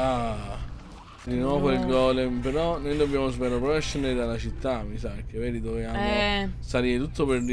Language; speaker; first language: Italian; native; Italian